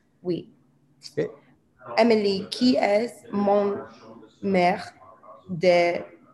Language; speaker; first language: French; non-native, learner; English